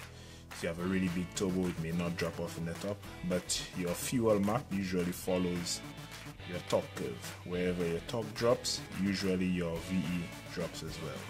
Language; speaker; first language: English; native; English